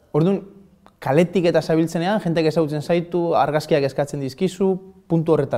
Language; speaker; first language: Basque; native; Basque